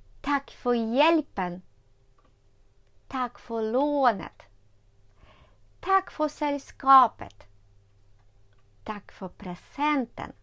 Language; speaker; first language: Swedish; non-native, learner; Ukrainian